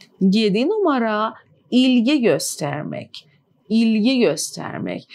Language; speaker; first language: Turkish; non-native, fluent; Persian